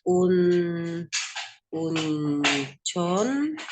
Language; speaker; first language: Korean; non-native, learner; Indonesian